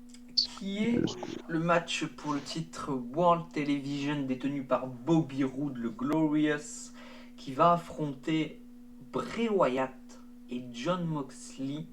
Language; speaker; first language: French; native; French